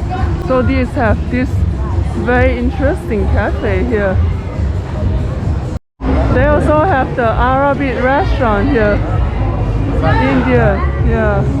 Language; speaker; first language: English; non-native, learner; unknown